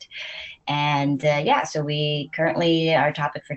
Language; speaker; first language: English; native; English